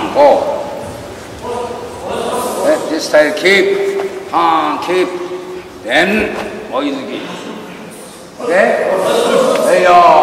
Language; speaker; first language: English; non-native, learner; Japanese